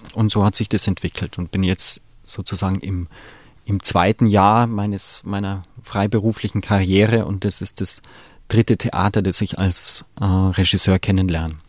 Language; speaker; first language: German; native; German